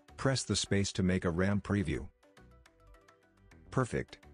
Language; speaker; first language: English; non-native, fluent; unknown